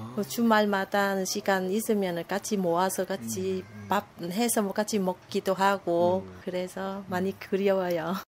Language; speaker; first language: Korean; non-native, fluent; Vietnamese